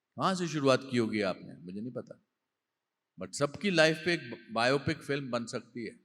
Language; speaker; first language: Hindi; native; Hindi